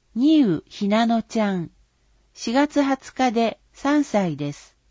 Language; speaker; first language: Japanese; native; Japanese